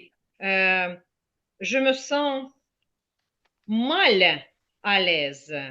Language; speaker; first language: French; non-native, fluent; Ukrainian